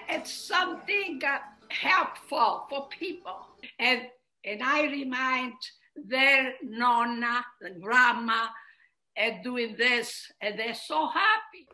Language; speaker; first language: English; non-native, learner; Italian